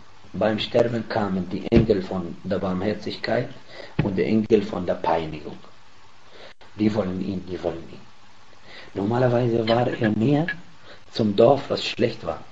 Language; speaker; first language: German; non-native, fluent; Arabic